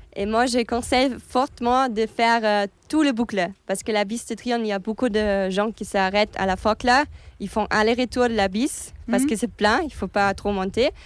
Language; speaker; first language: French; non-native, fluent; German